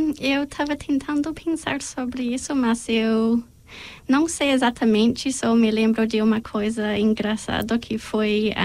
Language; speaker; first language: Portuguese; non-native, fluent; English